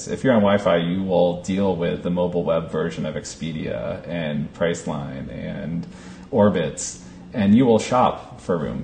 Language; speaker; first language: English; native; English